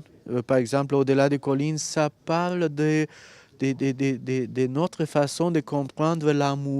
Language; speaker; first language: French; non-native, fluent; Romanian